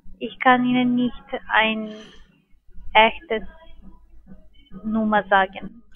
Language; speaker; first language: German; non-native, learner; Spanish